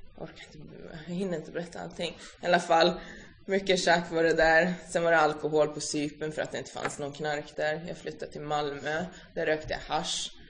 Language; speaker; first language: Swedish; early bilingual, other home language; Finnish